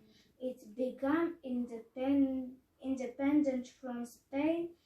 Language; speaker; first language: English; non-native, learner; Kazakh